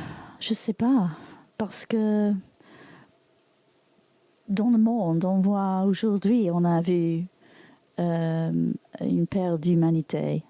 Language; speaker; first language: French; non-native, learner; English